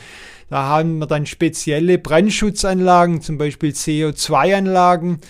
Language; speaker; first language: German; native; German